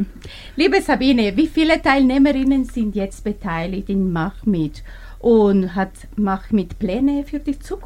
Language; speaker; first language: German; non-native, learner; Spanish